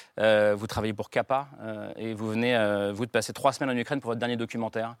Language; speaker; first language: French; native; French